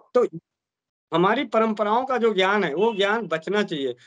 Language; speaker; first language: Hindi; native; Hindi